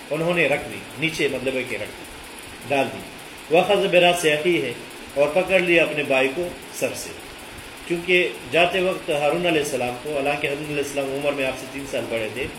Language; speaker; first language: Urdu; native; Urdu